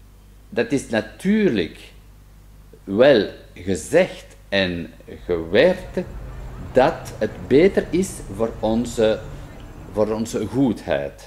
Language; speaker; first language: Dutch; non-native, fluent; French